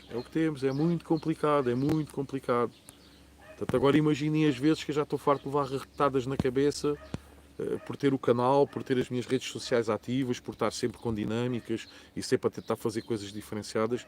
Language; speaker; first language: Portuguese; native; Portuguese